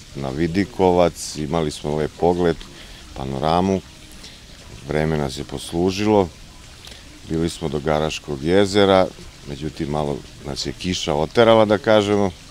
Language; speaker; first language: Croatian; non-native, local second language; Slovak